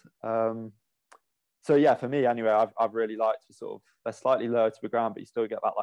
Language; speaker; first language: English; native; English